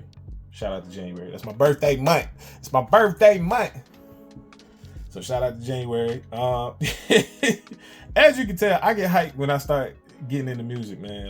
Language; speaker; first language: English; native; English